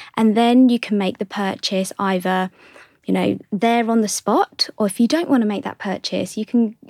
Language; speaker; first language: English; native; English